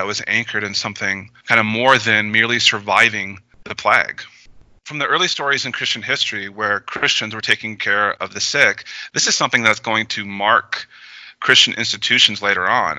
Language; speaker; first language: English; native; English